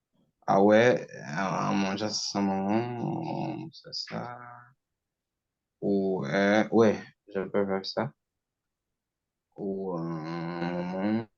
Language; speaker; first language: French; non-native, learner; Portuguese